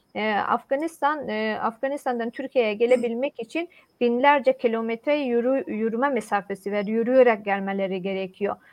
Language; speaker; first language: Turkish; non-native, fluent; Persian